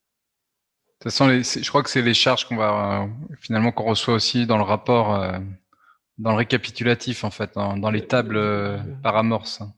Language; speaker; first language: French; native; French